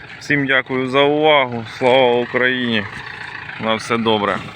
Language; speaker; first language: Ukrainian; native; Ukrainian